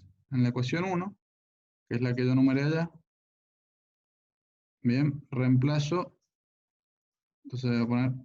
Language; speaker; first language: Spanish; native; Spanish